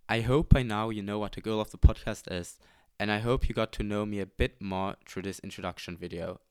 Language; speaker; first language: English; non-native, fluent; Luxembourgish